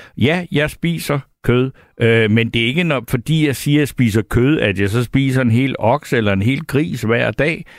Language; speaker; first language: Danish; native; Danish